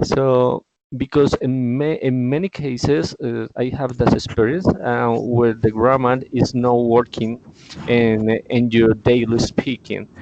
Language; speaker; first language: English; non-native, learner; Spanish